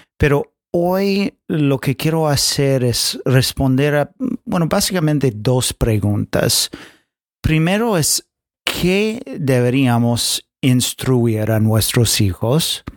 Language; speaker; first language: Spanish; non-native, fluent; English